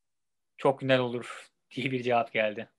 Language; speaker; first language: Turkish; native; Turkish